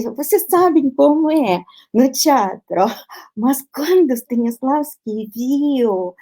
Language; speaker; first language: Portuguese; non-native, fluent; Russian